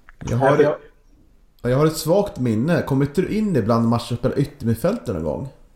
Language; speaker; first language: Swedish; native; Swedish